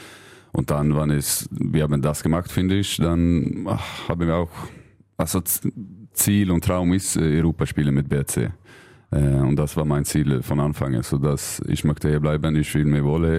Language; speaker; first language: German; non-native, learner; Swedish